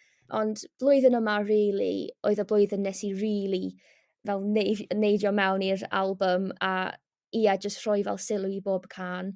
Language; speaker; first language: Welsh; non-native, local second language; English